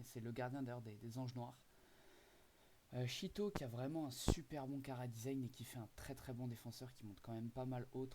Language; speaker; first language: French; native; French